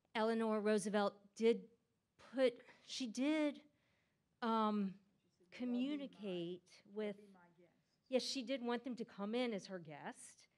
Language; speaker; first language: English; native; English